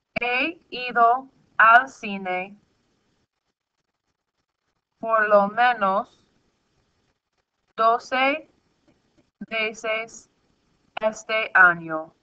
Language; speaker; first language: Spanish; non-native, fluent; English